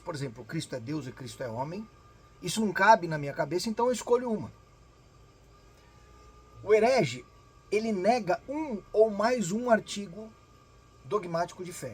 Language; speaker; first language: Portuguese; native; Portuguese